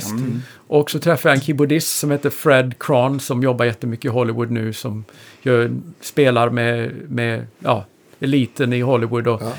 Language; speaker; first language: Swedish; native; Swedish